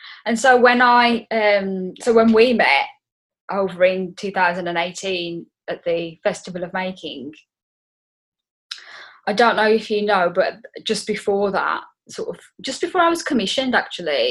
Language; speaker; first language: English; native; English